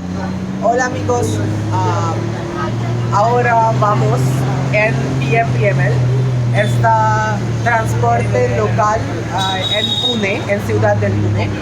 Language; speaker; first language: Spanish; non-native, learner; Marathi